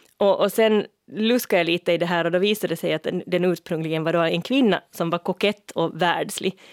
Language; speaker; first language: Swedish; native; Swedish